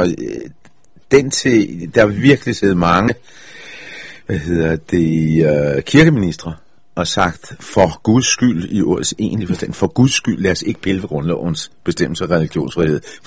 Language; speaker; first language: Danish; non-native, fluent; Hebrew